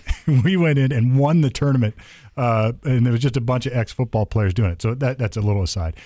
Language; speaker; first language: English; native; English